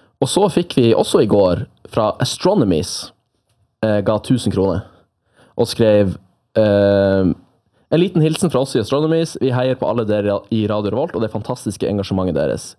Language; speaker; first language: Norwegian; native; Norwegian